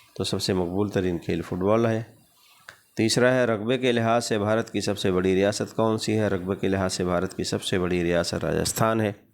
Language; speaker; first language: Urdu; native; Urdu